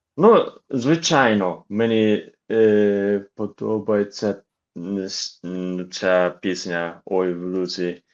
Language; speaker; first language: Ukrainian; non-native, learner; Japanese